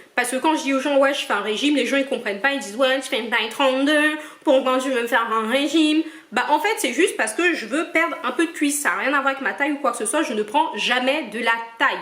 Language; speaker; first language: French; early bilingual, other home language; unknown